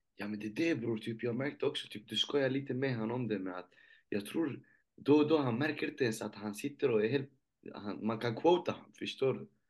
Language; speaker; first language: Swedish; early bilingual, other home language; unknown